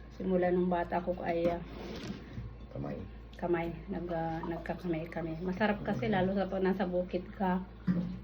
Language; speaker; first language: Filipino; non-native, local second language; Iloko